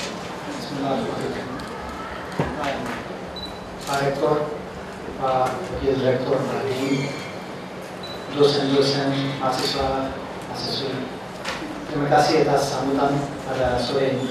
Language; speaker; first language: Indonesian; non-native, fluent; English